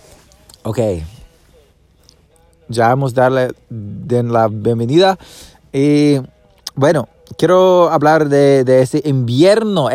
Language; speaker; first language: Spanish; non-native, fluent; English